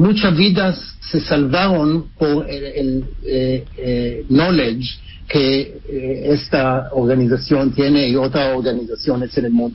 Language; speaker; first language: Spanish; non-native, fluent; Hebrew